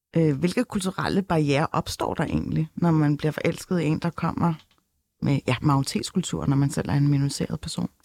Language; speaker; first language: Danish; early bilingual, other home language; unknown